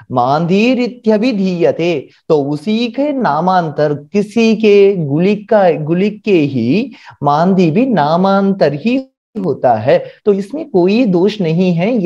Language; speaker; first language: Hindi; non-native, local second language; Marathi